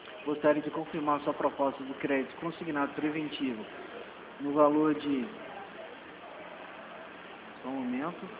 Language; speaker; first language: Portuguese; native; Portuguese